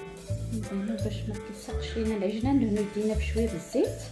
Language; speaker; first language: Arabic; native; Arabic